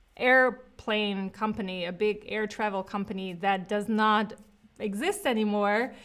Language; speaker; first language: English; non-native, fluent; German